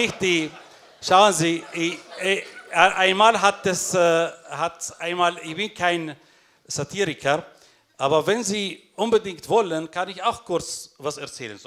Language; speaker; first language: German; non-native, fluent; Arabic